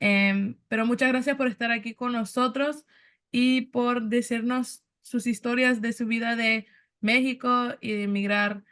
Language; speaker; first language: Spanish; early bilingual, other home language; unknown